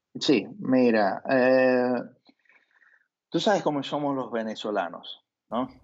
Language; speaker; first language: Spanish; native; Spanish